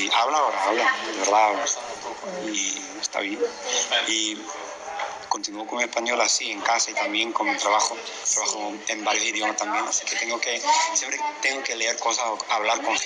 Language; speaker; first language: Spanish; non-native, fluent; English